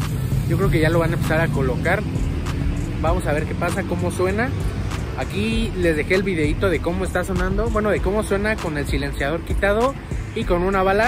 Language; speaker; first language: Spanish; native; Spanish